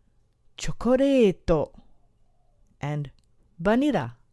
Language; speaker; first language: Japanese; non-native, fluent; English